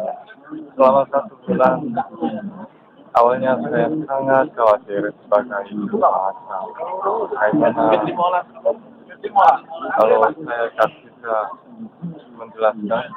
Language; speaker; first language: Indonesian; non-native, learner; Korean